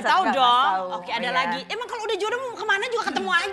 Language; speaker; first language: Indonesian; native; Indonesian